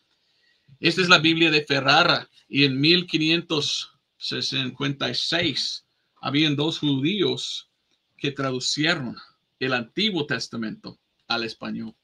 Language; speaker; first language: Spanish; non-native, fluent; English